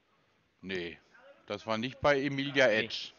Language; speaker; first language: German; native; German